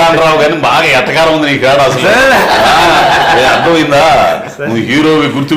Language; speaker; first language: Telugu; native; Telugu